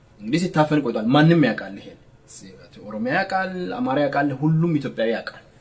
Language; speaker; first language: Amharic; non-native, local second language; Sidamo